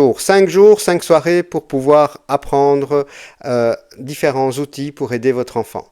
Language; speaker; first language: French; native; French